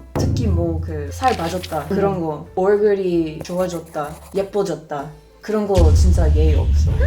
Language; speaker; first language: Korean; non-native, fluent; English